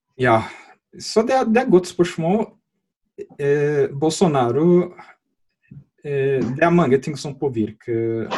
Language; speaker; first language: Norwegian; non-native, fluent; Portuguese